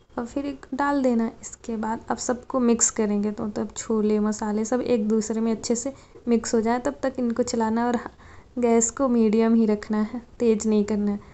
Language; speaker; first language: Hindi; native; Hindi